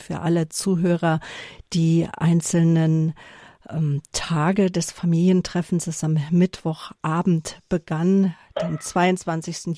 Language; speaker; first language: German; native; German